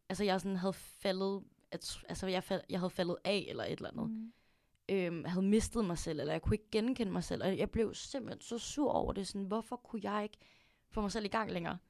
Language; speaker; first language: Danish; early bilingual, other home language; Filipino